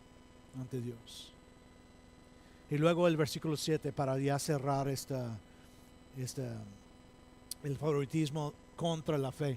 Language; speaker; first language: Spanish; non-native, fluent; English